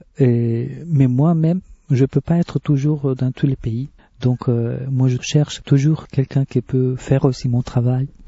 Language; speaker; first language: French; non-native, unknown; Spanish